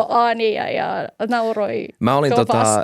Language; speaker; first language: Finnish; non-native, learner; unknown